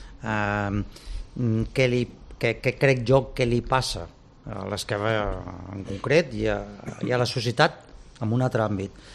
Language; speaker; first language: Catalan; native; Catalan